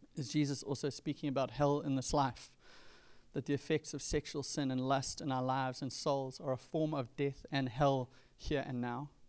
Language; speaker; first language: English; native; English